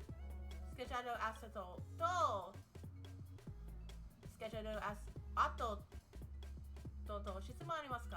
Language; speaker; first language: Japanese; non-native, learner; English